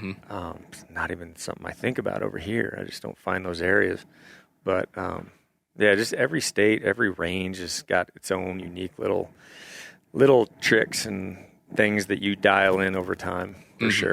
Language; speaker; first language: English; native; English